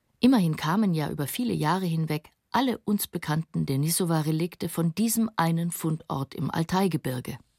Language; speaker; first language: German; native; German